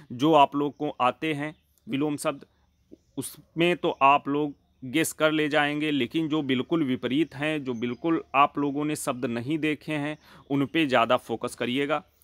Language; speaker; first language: Hindi; native; Hindi